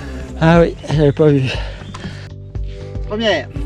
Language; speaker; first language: French; native; French